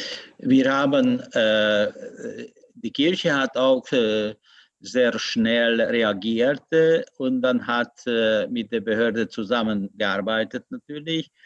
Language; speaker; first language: German; non-native, learner; Hungarian